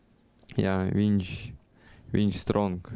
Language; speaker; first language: Latvian; non-native, learner; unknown